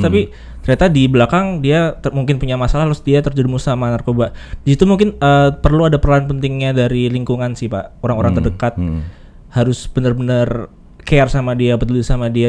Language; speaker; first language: Indonesian; native; Indonesian